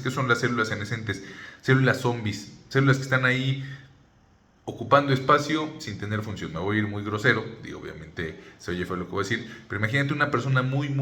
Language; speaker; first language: Spanish; native; Spanish